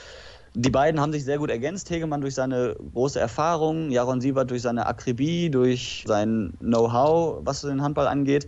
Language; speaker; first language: German; native; German